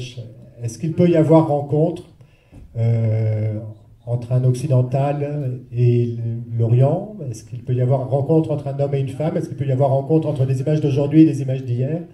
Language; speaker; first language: French; native; French